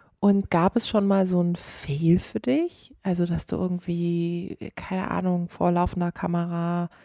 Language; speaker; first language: German; native; German